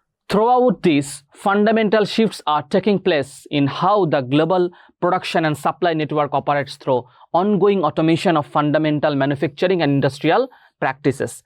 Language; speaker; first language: English; non-native, local second language; Bangla